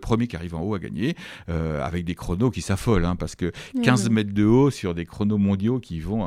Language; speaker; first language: French; native; French